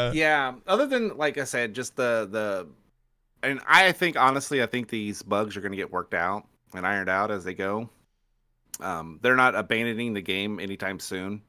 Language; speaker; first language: English; native; English